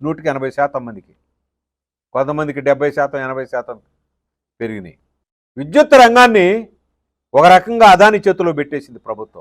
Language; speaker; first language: Telugu; native; Telugu